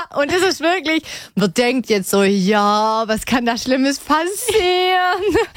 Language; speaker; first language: German; native; German